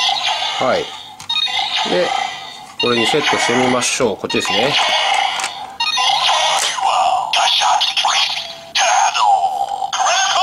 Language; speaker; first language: Japanese; native; Japanese